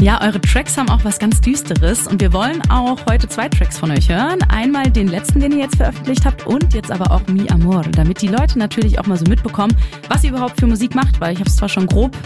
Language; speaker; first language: German; native; German